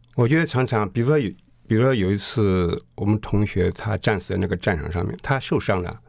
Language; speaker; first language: Chinese; early bilingual, heritage; Chinese